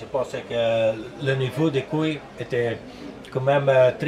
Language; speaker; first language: French; non-native, learner; Dutch